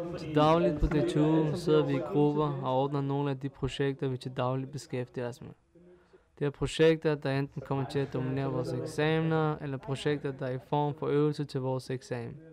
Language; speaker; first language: Danish; early bilingual, other home language; Turkish